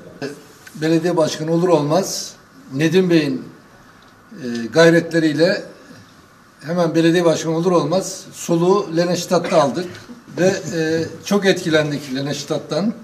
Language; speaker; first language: Turkish; native; Turkish